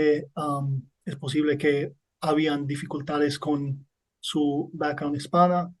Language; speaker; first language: Spanish; non-native, learner; English